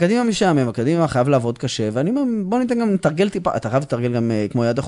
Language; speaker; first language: Hebrew; native; Hebrew